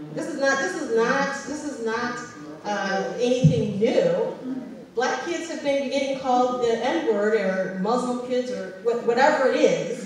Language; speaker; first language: English; native; English